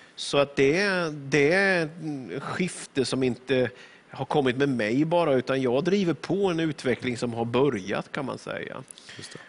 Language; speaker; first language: Swedish; native; Swedish